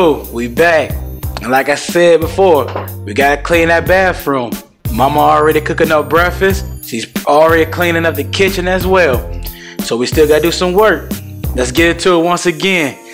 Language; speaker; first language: English; native; English